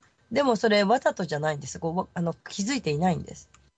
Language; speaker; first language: Japanese; native; Japanese